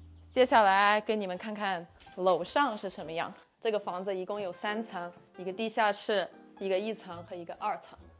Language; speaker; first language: Chinese; non-native, fluent; English